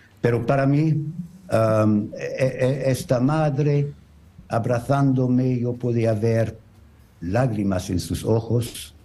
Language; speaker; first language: Spanish; non-native, learner; French